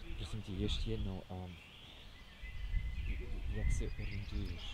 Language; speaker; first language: Czech; non-native, learner; English